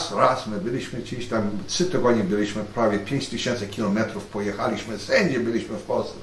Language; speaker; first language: Polish; early bilingual, heritage; Polish